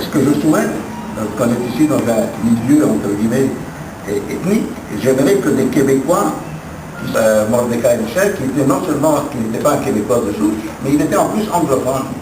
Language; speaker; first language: French; non-native, local second language; Arabic